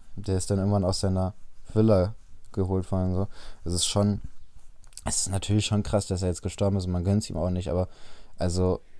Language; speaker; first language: German; native; German